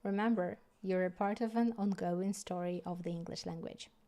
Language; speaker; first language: English; non-native, fluent; Russian